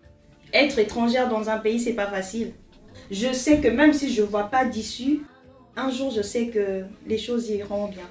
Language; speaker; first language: French; non-native, local second language; Lingala